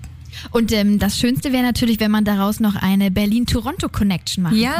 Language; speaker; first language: German; native; German